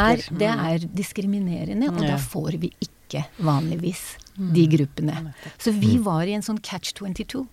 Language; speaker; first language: Norwegian; non-native, fluent; Hebrew